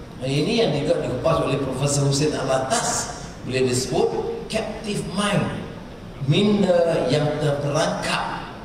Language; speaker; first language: Malay; native; Malay